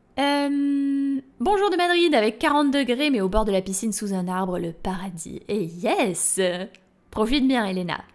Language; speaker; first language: French; native; French